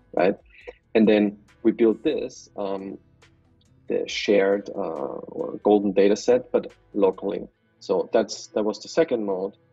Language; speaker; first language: English; non-native, fluent; German